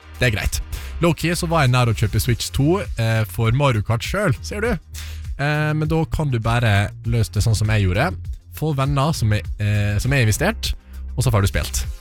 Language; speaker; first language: Norwegian; native; Norwegian